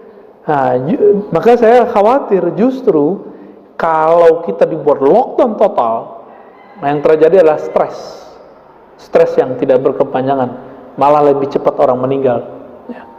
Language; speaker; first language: Indonesian; native; Indonesian